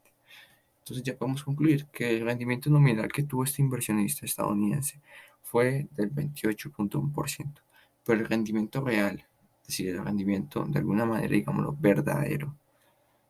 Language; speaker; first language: Spanish; native; Spanish